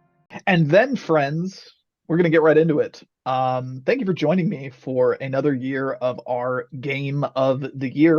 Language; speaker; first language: English; native; English